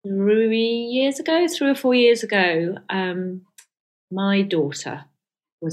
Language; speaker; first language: English; early bilingual, other home language; Persian